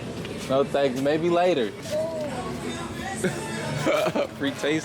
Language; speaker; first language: English; native; English